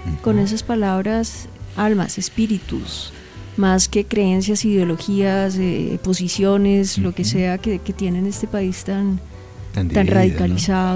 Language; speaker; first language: Spanish; native; Spanish